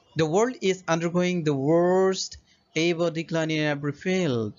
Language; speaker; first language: English; non-native, local second language; Assamese